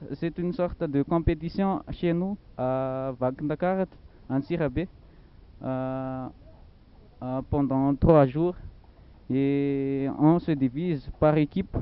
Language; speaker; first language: French; non-native, local second language; Malagasy